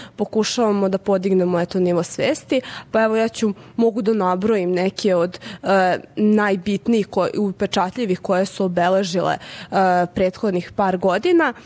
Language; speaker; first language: Serbian; native; Serbian